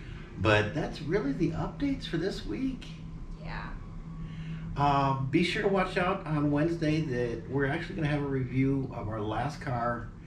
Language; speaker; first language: English; native; English